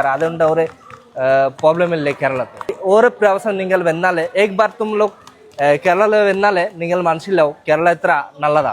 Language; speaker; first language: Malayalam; non-native, local second language; Hindi